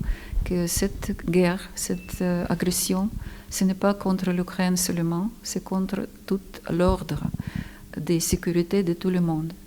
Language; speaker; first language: French; non-native, fluent; Ukrainian